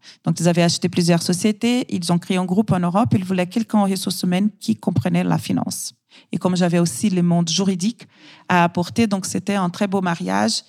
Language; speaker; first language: French; non-native, fluent; Portuguese